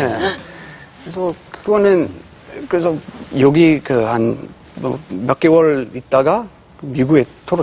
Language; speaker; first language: Korean; non-native, fluent; English